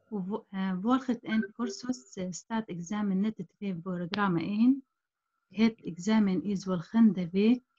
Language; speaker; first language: Dutch; non-native, learner; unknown